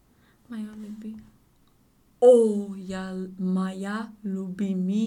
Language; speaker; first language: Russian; non-native, learner; English